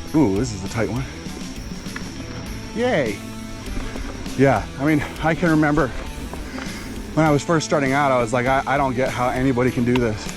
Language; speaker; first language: English; native; English